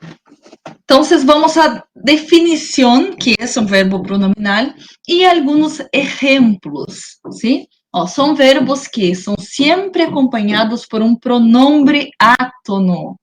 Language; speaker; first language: Spanish; non-native, fluent; Portuguese